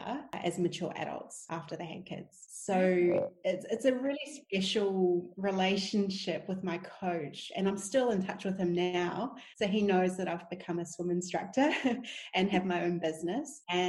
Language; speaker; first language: English; native; English